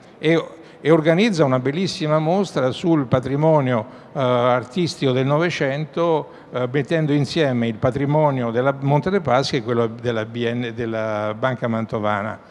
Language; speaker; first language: Italian; native; Italian